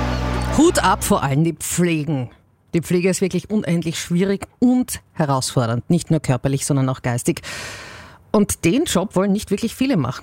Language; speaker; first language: German; native; German